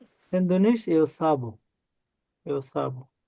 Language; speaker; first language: Portuguese; non-native, learner; Bangla